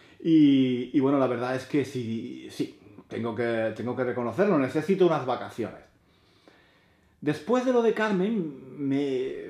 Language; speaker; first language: Spanish; native; Spanish